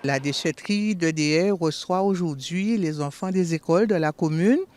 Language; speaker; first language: French; native; French